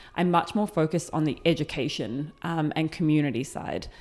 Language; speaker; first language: English; native; English